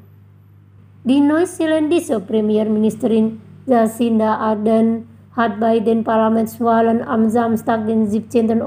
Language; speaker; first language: German; non-native, fluent; Indonesian